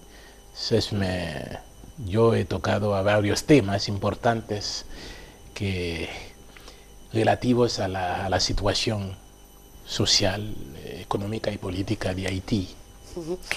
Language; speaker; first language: Spanish; non-native, fluent; Haitian Creole